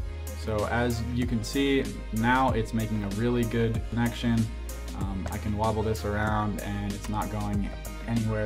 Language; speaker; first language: English; native; English